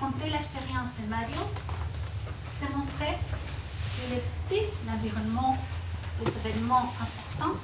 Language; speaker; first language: French; non-native, fluent; Spanish